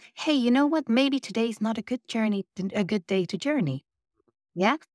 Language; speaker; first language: English; non-native, fluent; Dutch